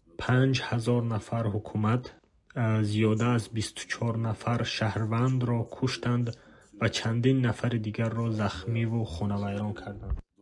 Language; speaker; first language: Tajik; non-native, local second language; Shughni